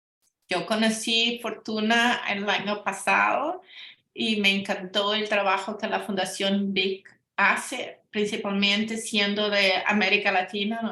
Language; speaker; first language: Spanish; non-native, fluent; Portuguese